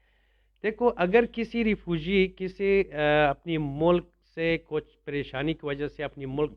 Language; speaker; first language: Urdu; non-native, learner; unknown